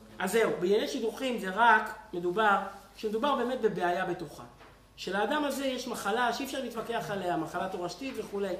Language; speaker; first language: Hebrew; native; Hebrew